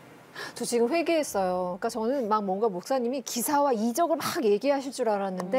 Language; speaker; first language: Korean; native; Korean